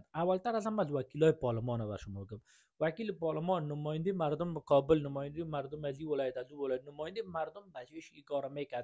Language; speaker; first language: Persian; native; Persian